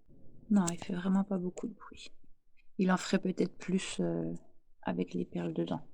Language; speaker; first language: French; native; French